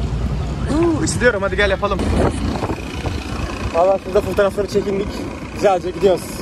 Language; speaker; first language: Turkish; native; Turkish